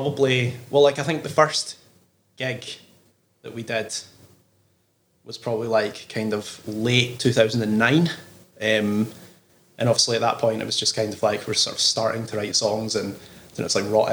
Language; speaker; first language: English; native; English